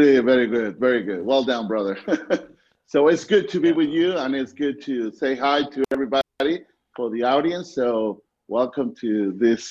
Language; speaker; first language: English; non-native, fluent; Spanish